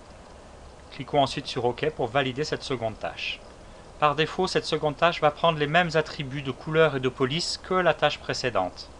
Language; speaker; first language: French; native; French